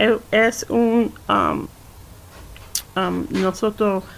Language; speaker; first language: Spanish; early bilingual, heritage; Spanish